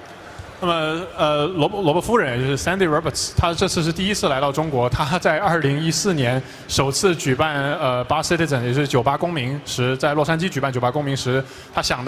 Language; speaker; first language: Chinese; native; Chinese